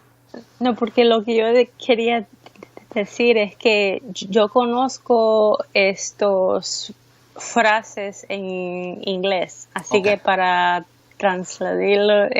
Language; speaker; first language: Spanish; early bilingual, heritage; Spanish